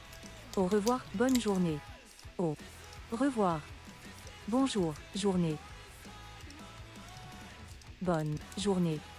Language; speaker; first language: French; non-native, learner; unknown